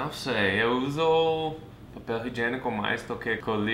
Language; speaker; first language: Portuguese; non-native, fluent; English